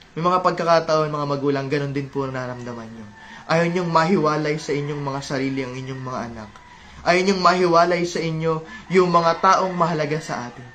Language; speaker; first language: Filipino; native; Filipino